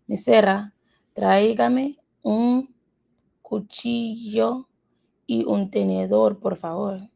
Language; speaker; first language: Spanish; non-native, learner; English